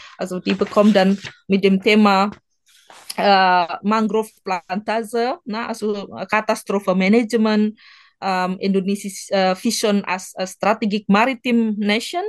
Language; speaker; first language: German; non-native, learner; Indonesian